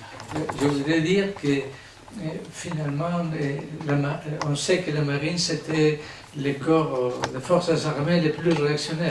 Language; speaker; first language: French; non-native, fluent; Spanish